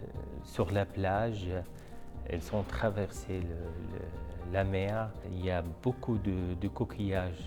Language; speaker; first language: French; non-native, learner; Arabic